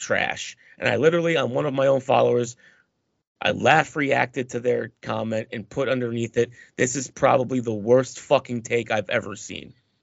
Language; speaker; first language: English; native; English